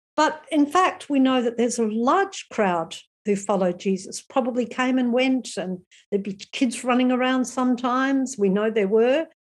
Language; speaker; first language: English; native; English